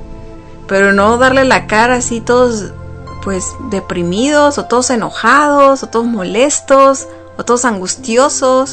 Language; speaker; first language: Spanish; native; Spanish